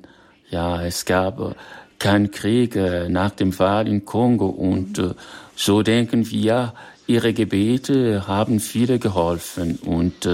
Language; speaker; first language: German; non-native, fluent; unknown